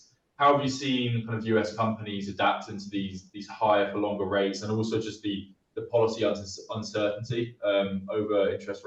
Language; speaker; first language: English; native; English